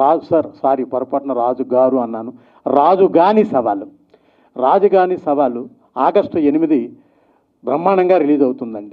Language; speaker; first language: Telugu; native; Telugu